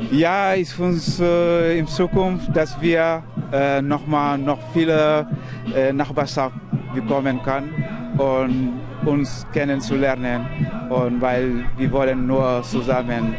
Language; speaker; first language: German; non-native, learner; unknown